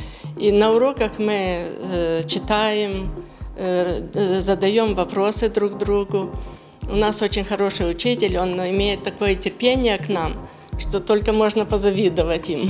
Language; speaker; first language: Russian; non-native, local second language; Ukrainian